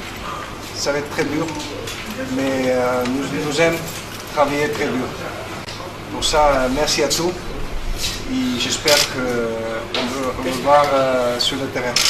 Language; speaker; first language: French; non-native, learner; Dutch